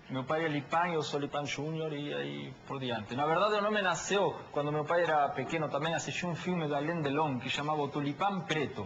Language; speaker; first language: Portuguese; non-native, fluent; Spanish